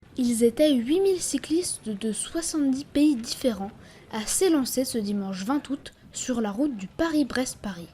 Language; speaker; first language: French; native; French